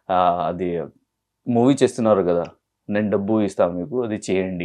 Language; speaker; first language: Telugu; non-native, learner; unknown